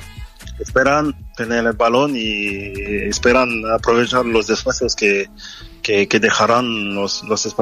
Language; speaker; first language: Spanish; non-native, fluent; French